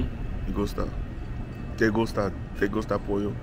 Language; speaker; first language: Spanish; non-native, learner; English